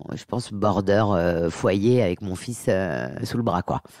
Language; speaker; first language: French; native; French